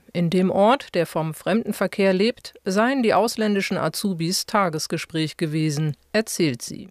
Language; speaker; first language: German; native; German